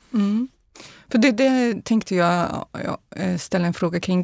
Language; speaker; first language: Swedish; non-native, fluent; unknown